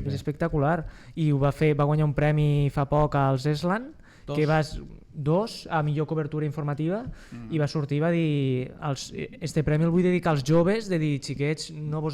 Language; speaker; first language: Catalan; native; Catalan